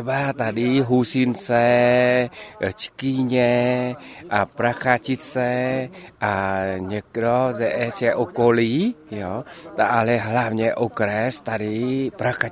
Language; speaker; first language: Czech; non-native, learner; Vietnamese